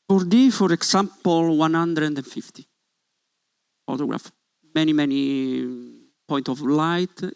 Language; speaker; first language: English; non-native, learner; Italian